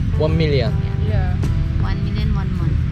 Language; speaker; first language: English; non-native, learner; Korean